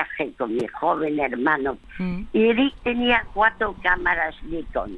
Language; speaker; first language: Spanish; early bilingual, other home language; French